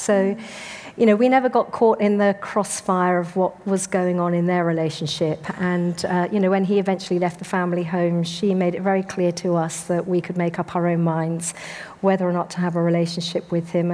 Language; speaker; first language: English; native; English